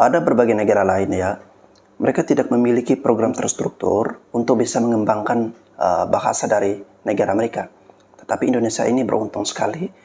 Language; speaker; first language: Indonesian; native; Indonesian